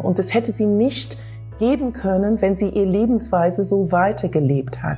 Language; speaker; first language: German; non-native, fluent; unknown